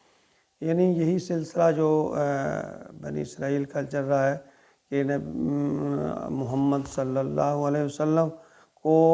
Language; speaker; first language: Urdu; native; Urdu